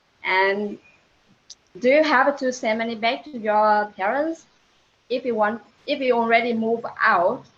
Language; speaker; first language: English; non-native, learner; Vietnamese